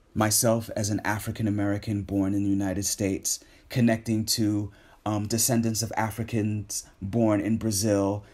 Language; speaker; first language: English; native; English